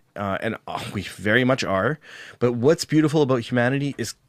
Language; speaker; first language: English; native; English